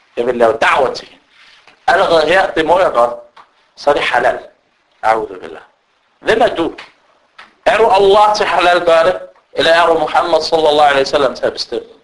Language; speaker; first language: Danish; early bilingual, other home language; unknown